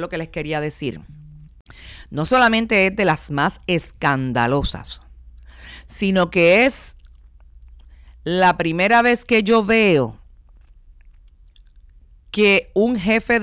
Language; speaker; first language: Spanish; native; Spanish